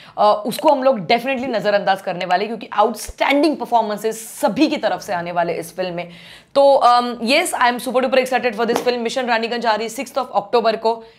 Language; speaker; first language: Hindi; non-native, local second language; Marathi